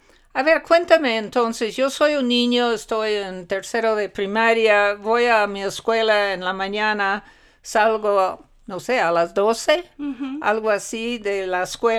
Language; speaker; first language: Spanish; non-native, fluent; English